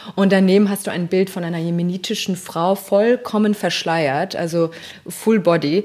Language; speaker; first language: German; early bilingual, other home language; Persian